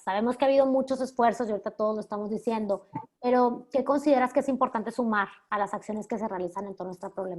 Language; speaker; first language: Spanish; native; Spanish